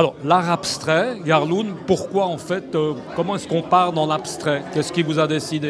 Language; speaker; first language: French; native; French